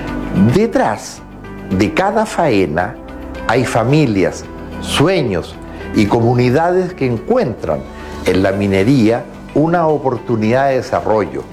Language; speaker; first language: Spanish; native; Spanish